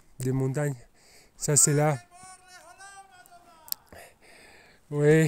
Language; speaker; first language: French; non-native, learner; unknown